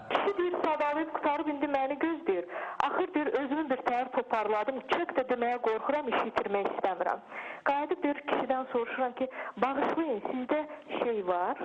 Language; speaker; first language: Azerbaijani; non-native, local second language; Russian